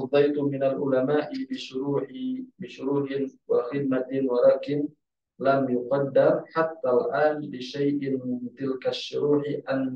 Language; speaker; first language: Arabic; non-native, fluent; Indonesian